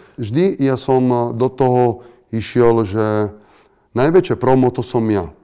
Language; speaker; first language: Slovak; non-native, fluent; Italian